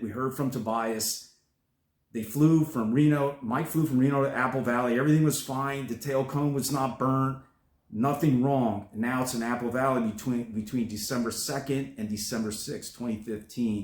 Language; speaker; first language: English; native; English